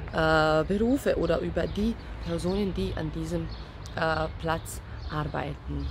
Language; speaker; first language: German; non-native, fluent; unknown